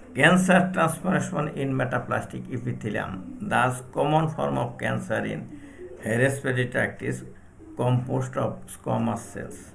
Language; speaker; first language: English; non-native, local second language; Bangla